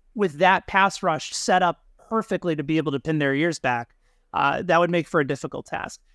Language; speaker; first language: English; native; English